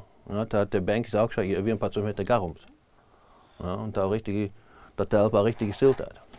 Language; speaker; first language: Latvian; non-native, learner; German